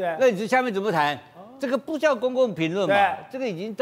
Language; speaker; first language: Chinese; native; Chinese